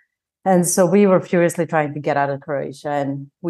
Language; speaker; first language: English; non-native, fluent; Bosnian